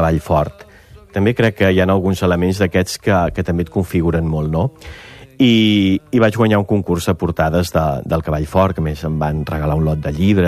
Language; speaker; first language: Catalan; native; Catalan